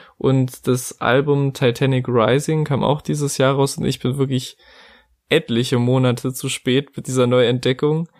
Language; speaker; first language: German; native; German